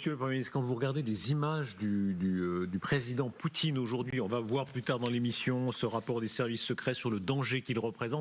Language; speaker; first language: French; native; French